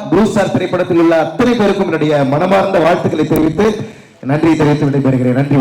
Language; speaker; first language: Tamil; native; Tamil